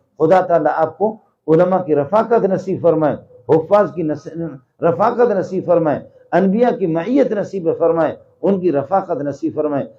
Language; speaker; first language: Urdu; non-native, local second language; Brahui